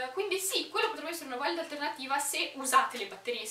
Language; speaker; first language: Italian; early bilingual, other home language; Romanian